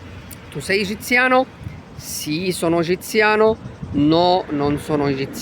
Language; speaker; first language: Italian; non-native, fluent; Arabic